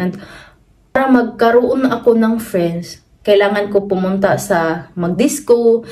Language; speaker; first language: Filipino; non-native, local second language; Cebuano